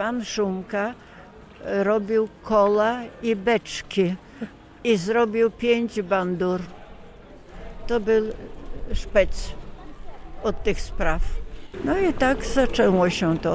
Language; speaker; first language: Polish; non-native, local second language; Ukrainian